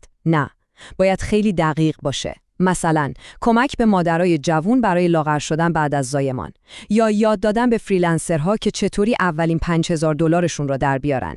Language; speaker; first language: Persian; native; Persian